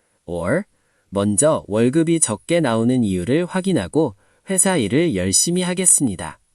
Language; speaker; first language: Korean; non-native, learner; Nepali